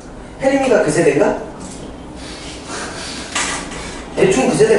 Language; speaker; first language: Korean; native; Korean